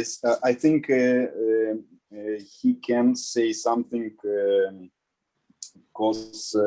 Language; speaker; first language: English; non-native, learner; Ukrainian